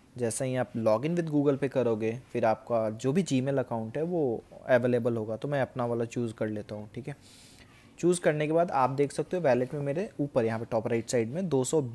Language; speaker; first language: Hindi; native; Hindi